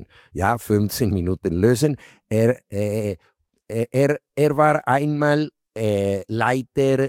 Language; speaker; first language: German; non-native, fluent; Spanish